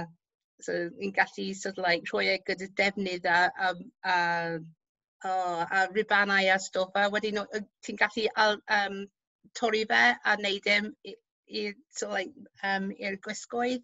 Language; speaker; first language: Welsh; non-native, local second language; English